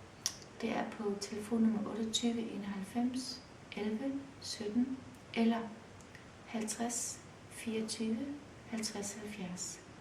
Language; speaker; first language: Danish; early bilingual, other home language; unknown